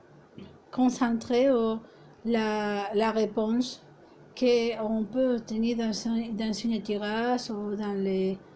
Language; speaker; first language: French; non-native, fluent; Spanish